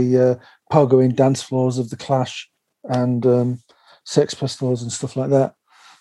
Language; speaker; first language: English; native; English